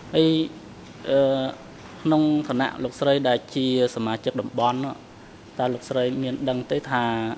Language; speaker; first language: Khmer; native; Khmer